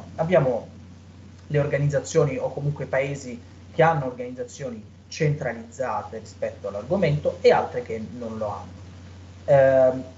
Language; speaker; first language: Italian; native; Italian